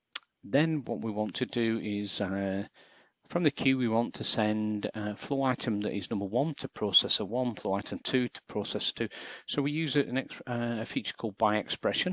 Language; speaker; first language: English; native; English